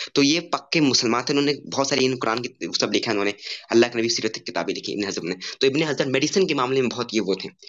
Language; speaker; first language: Hindi; native; Hindi